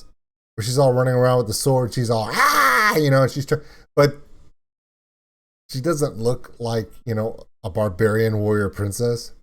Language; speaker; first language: English; native; English